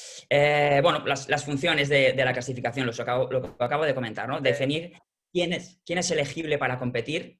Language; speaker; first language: Spanish; native; Spanish